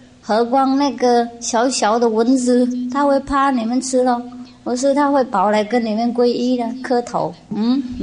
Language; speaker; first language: Chinese; non-native, fluent; Vietnamese